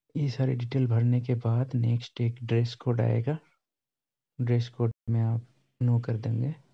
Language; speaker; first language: Hindi; non-native, local second language; Bangla